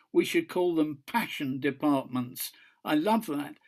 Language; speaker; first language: English; native; English